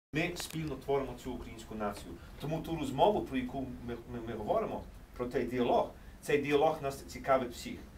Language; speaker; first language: Ukrainian; early bilingual, heritage; English